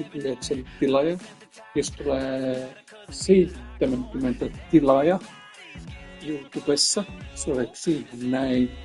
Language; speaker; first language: Finnish; non-native, learner; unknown